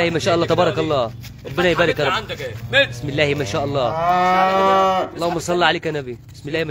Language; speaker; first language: Arabic; native; Arabic